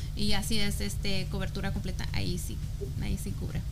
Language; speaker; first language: Spanish; early bilingual, heritage; Spanish